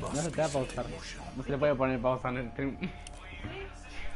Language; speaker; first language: Spanish; native; Spanish